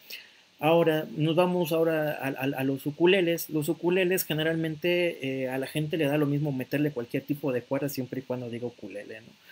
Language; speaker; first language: Spanish; native; Spanish